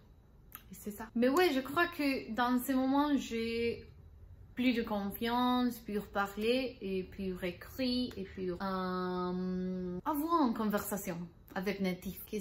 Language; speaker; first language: French; non-native, learner; Spanish